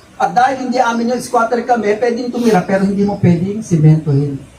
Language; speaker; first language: Filipino; native; Filipino